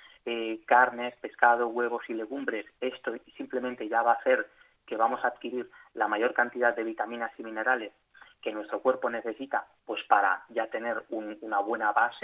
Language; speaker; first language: Spanish; native; Spanish